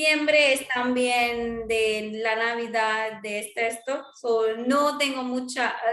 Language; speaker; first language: Spanish; non-native, fluent; Marwari